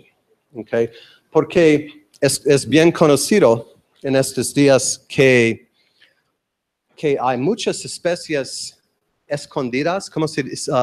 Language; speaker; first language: Spanish; non-native, learner; English